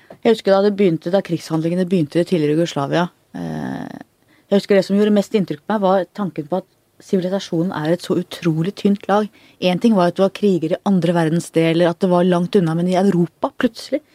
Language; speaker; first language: Norwegian; native; Norwegian